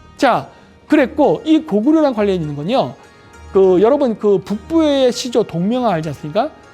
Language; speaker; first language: Korean; native; Korean